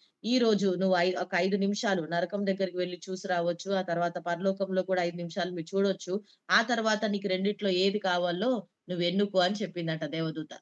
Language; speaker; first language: Telugu; native; Telugu